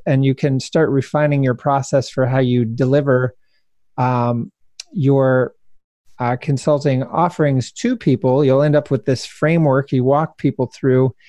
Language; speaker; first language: English; native; English